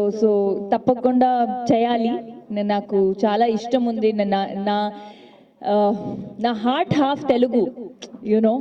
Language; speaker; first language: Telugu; non-native, fluent; Hindi